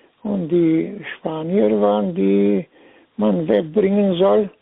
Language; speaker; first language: German; non-native, fluent; Slovenian